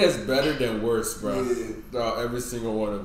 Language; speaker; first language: English; native; English